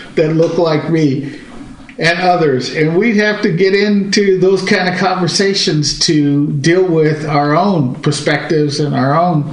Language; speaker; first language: English; native; English